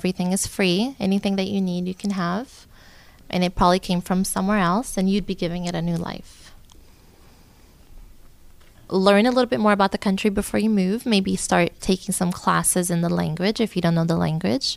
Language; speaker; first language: English; early bilingual, other home language; Portuguese